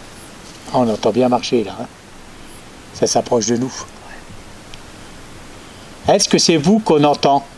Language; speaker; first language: French; native; French